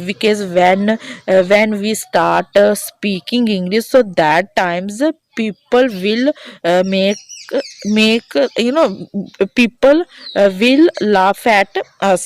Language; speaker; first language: English; non-native, learner; Hindi